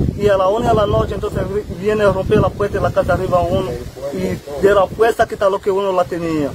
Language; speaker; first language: Spanish; non-native, learner; Haitian Creole